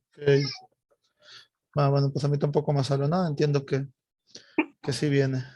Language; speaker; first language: Spanish; native; Spanish